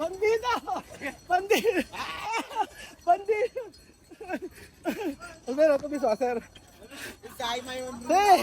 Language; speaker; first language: Spanish; non-native, learner; Filipino